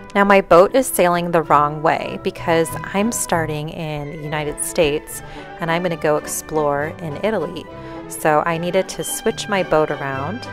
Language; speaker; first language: English; native; English